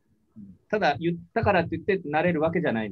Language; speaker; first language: Japanese; native; Japanese